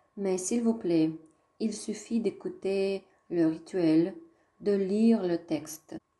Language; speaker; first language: French; non-native, fluent; Russian